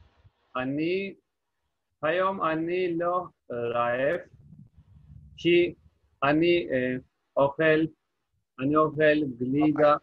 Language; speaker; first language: Hebrew; non-native, learner; Turkish